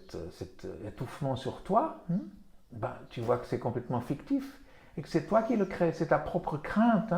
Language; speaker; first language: French; native; French